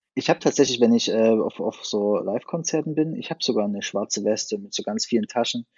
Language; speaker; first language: German; native; German